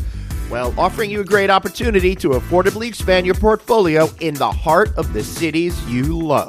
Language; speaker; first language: English; native; English